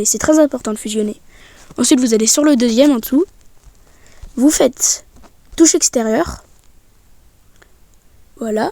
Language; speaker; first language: French; native; French